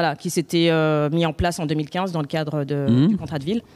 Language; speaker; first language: French; native; French